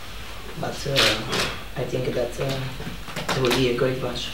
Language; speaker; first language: English; non-native, learner; Italian